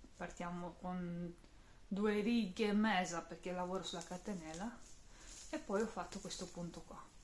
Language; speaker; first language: Italian; non-native, fluent; Romanian